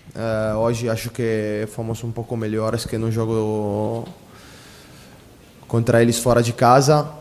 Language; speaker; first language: Portuguese; non-native, fluent; Italian